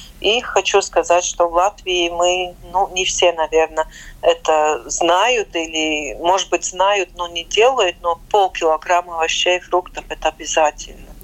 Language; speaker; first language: Russian; non-native, local second language; Latvian